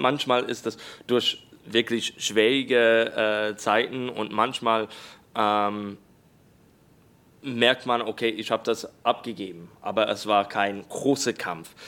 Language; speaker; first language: German; non-native, learner; English